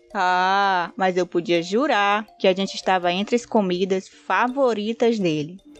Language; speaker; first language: Portuguese; native; Portuguese